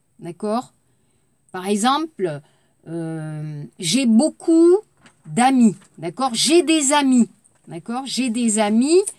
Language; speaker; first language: French; native; French